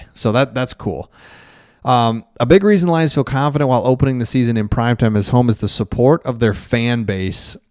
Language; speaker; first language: English; native; English